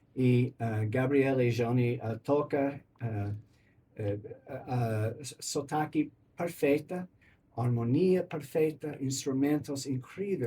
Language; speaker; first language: Portuguese; non-native, learner; English